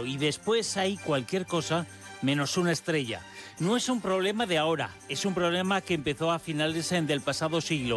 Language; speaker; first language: Spanish; native; Spanish